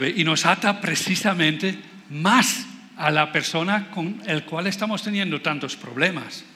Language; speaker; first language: Spanish; non-native, fluent; Dutch